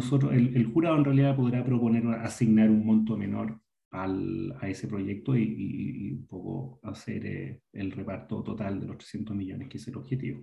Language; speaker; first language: Spanish; native; Spanish